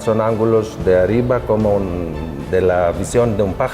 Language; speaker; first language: Spanish; non-native, fluent; Greek